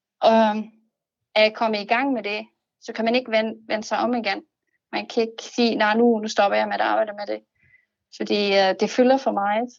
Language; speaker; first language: Danish; non-native, fluent; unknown